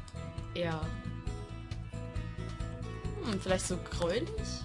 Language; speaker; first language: German; native; German